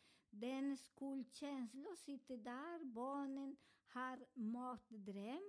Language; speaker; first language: Swedish; non-native, learner; Spanish